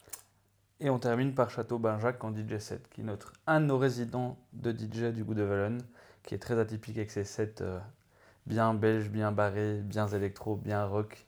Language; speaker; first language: French; native; French